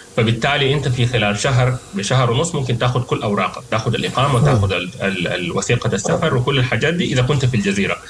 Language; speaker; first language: Arabic; native; Arabic